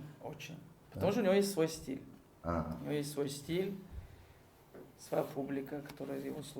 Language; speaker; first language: Russian; non-native, local second language; Tajik